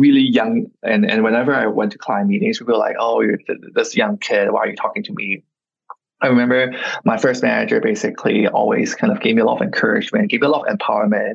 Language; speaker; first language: English; non-native, local second language; Cantonese